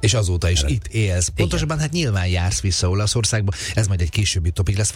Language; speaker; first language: Hungarian; native; Hungarian